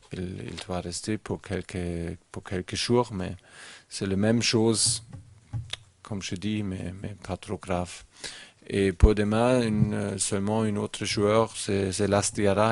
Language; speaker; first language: French; non-native, learner; German